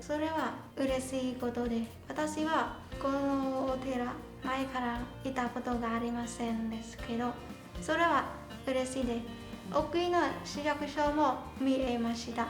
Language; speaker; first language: Japanese; non-native, learner; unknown